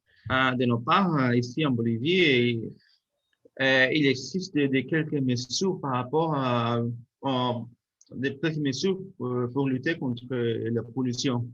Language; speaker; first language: French; non-native, learner; Spanish